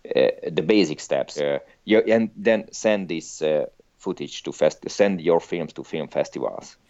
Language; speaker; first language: English; non-native, fluent; Hungarian